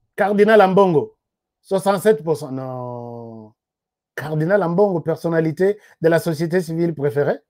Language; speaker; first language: French; non-native, local second language; Lingala